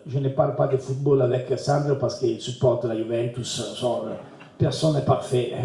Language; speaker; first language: French; non-native, learner; Italian